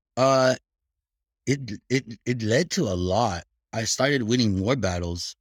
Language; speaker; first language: English; early bilingual, other home language; Filipino